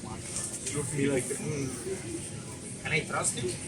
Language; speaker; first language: English; non-native, learner; Italian